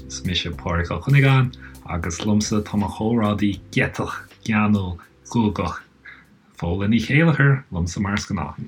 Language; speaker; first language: Irish; native; Irish